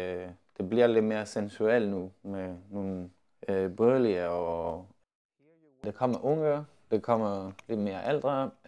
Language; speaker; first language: Danish; non-native, learner; Spanish